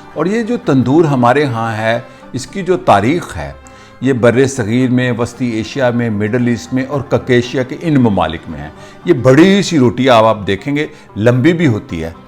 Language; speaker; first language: Hindi; non-native, local second language; Punjabi